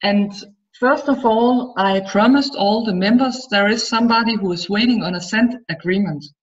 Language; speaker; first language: English; non-native, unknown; Danish